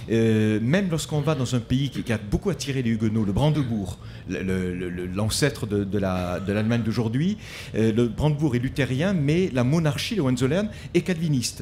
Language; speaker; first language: French; native; French